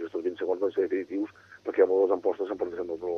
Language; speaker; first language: Catalan; native; Catalan